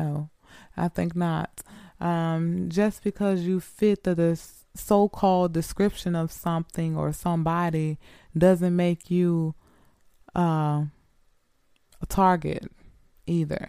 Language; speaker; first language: English; native; English